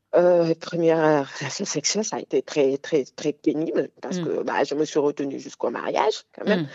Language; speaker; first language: French; non-native, local second language; Wolof